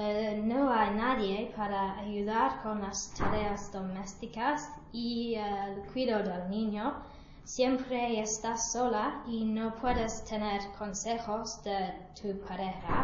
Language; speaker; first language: Spanish; non-native, learner; English